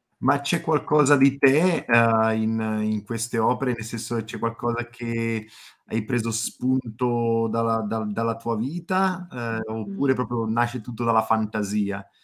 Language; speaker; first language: Italian; native; Italian